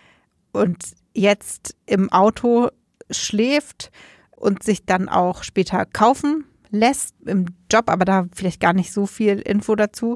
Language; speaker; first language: German; native; German